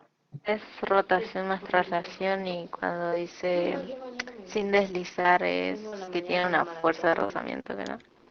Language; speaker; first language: Spanish; native; Spanish